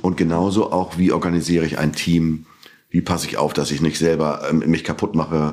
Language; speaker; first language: German; native; German